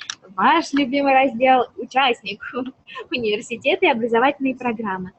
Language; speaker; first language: Russian; native; Russian